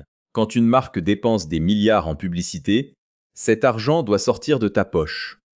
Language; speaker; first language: French; native; French